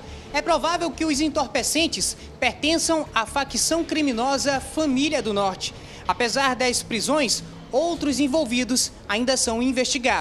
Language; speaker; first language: Portuguese; native; Portuguese